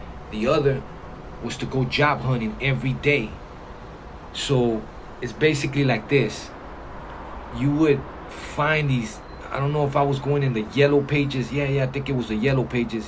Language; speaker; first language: English; early bilingual, other home language; Spanish